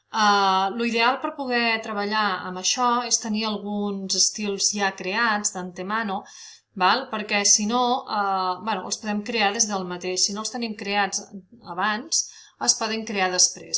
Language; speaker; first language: Catalan; native; Catalan